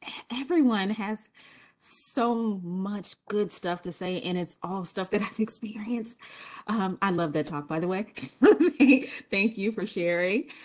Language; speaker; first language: English; native; English